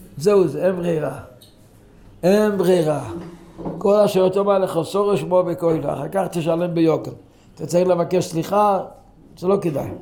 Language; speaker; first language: Hebrew; non-native, local second language; Yiddish